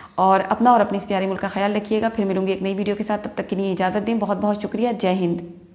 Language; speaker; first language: Hindi; native; Hindi